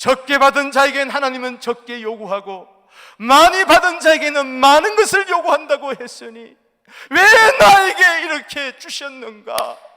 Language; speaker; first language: Korean; native; Korean